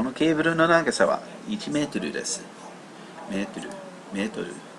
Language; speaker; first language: Japanese; non-native, learner; English